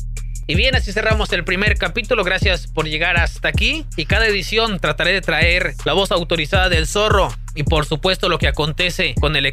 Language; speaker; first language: Spanish; native; Spanish